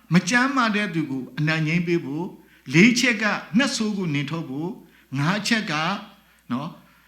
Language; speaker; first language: Burmese; non-native, local second language; S'gaw Karen